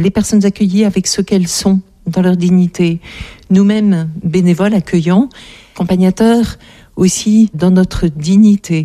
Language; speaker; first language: French; native; French